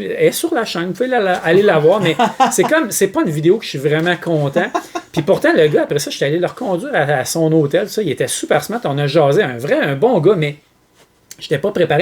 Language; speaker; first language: French; native; French